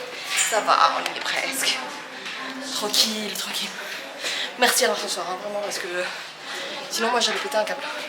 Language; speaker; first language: French; native; French